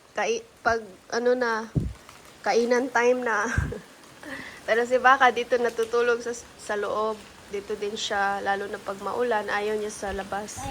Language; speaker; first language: Filipino; native; Filipino